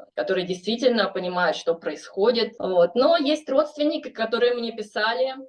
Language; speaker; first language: Russian; native; Russian